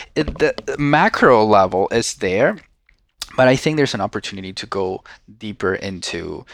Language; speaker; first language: English; non-native, fluent; Spanish